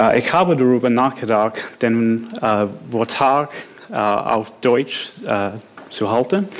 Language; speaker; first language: German; non-native, learner; English